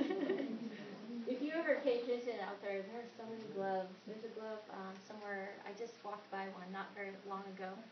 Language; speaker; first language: English; native; English